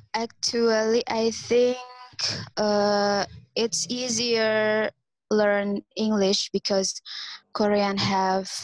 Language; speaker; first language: English; non-native, fluent; Indonesian